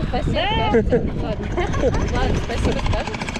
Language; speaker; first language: Russian; native; Russian